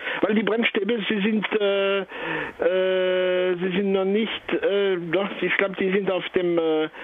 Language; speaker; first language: German; non-native, fluent; French